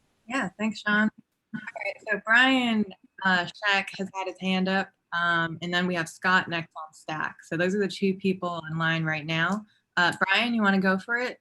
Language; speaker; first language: English; native; English